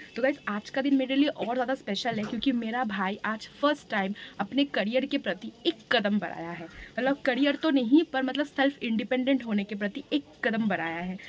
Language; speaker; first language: Hindi; non-native, local second language; Bangla